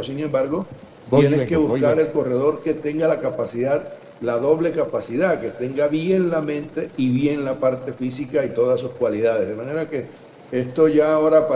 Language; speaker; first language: Spanish; native; Spanish